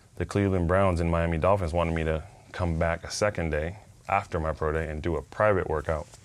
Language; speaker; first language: English; non-native, fluent; Spanish